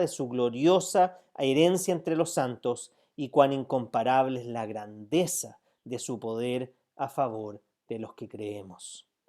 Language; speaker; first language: Spanish; native; Spanish